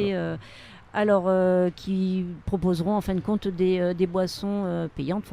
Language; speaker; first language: French; native; French